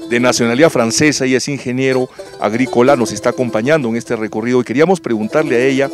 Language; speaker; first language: Spanish; native; Spanish